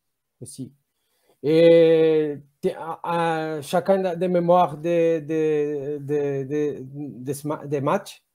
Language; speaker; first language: French; non-native, learner; Portuguese